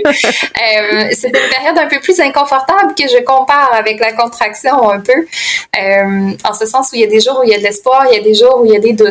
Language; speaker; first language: French; native; French